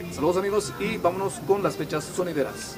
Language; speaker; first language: Spanish; native; Spanish